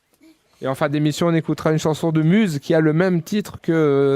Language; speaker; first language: French; native; French